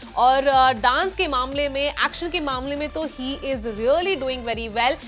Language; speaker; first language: Hindi; native; Hindi